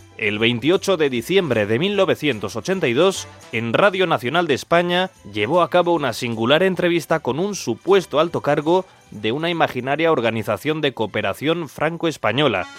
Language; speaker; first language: Spanish; native; Spanish